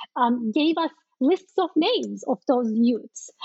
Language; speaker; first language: English; non-native, fluent; Turkish